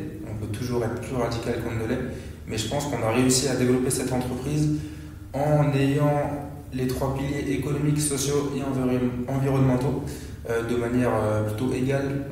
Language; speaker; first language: French; native; French